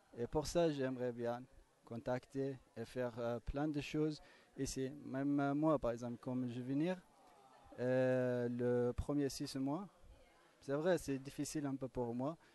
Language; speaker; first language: French; non-native, learner; Kurdish